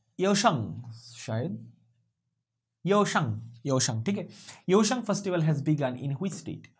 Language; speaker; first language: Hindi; non-native, local second language; Bangla